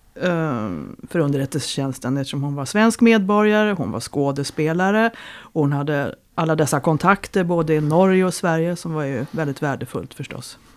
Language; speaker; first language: Swedish; native; Swedish